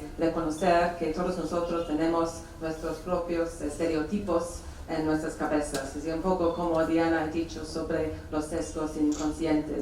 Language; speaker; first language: Spanish; non-native, fluent; English